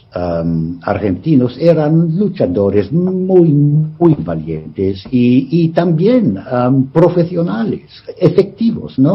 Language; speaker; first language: Spanish; non-native, fluent; English